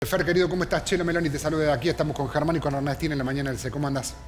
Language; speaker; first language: Spanish; native; Spanish